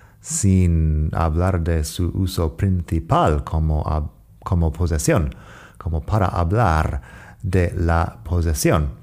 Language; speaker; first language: Spanish; non-native, fluent; English